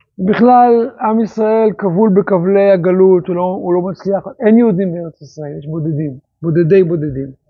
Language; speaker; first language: Hebrew; native; Hebrew